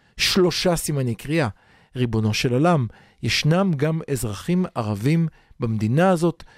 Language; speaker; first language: Hebrew; native; Hebrew